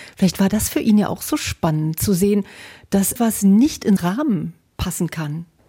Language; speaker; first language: German; native; German